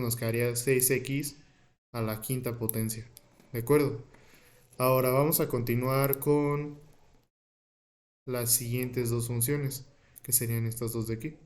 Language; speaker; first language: Spanish; native; Spanish